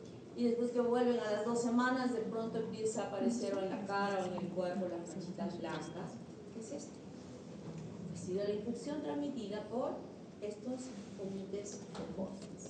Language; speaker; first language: Spanish; native; Spanish